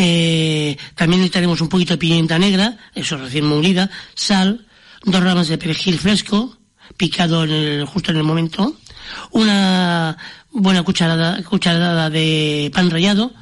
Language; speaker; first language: Spanish; native; Spanish